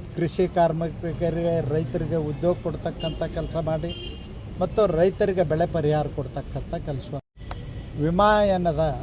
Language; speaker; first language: Kannada; non-native, local second language; Lambadi